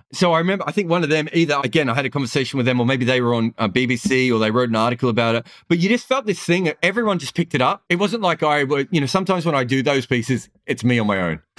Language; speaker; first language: English; native; English